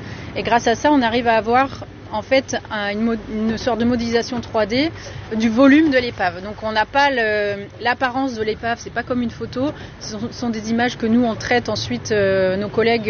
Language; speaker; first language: French; native; French